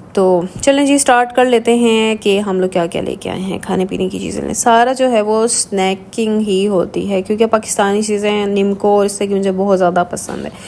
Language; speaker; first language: Urdu; native; Urdu